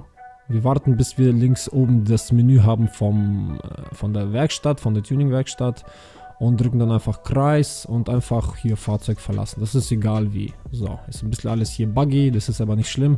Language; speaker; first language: German; native; German